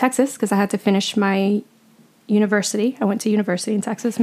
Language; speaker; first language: English; early bilingual, other home language; Spanish